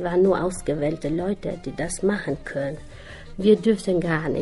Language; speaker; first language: German; non-native, learner; Albanian